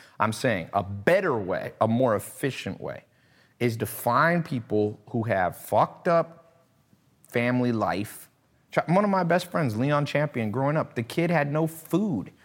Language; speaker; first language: English; native; English